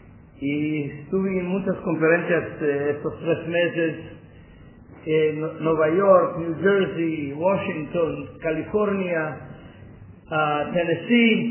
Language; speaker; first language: Spanish; non-native, learner; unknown